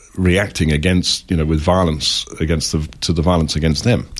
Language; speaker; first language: English; native; English